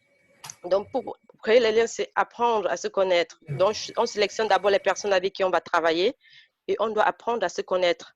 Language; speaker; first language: French; native; French